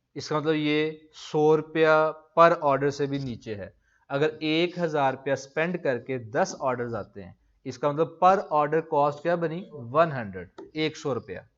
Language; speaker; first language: Urdu; non-native, local second language; Punjabi